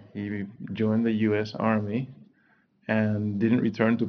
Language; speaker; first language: English; non-native, fluent; Spanish